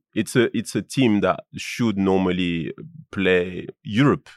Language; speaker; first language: English; non-native, fluent; French